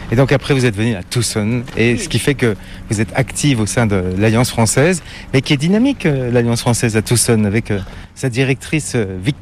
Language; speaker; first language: French; native; French